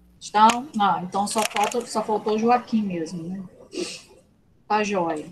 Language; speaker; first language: Portuguese; native; Portuguese